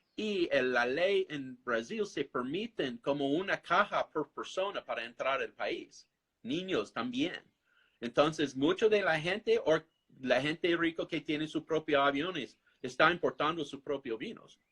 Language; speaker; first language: Spanish; non-native, fluent; English